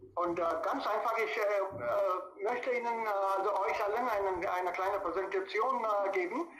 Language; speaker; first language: German; non-native, fluent; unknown